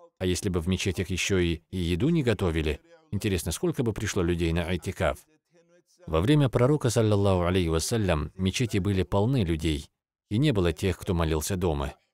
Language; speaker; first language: Russian; non-native, local second language; Avaric